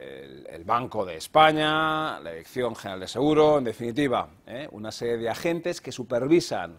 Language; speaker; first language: Spanish; native; Spanish